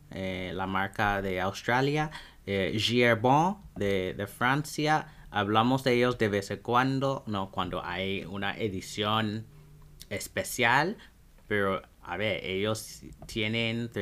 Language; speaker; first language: Spanish; non-native, fluent; English